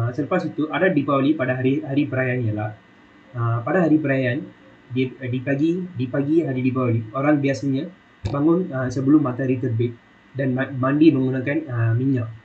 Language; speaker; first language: Malay; non-native, local second language; Tamil